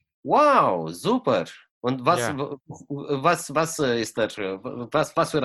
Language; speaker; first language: German; non-native, fluent; Romanian